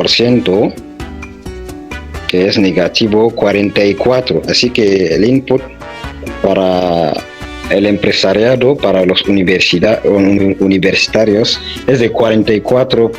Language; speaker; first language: Spanish; non-native, fluent; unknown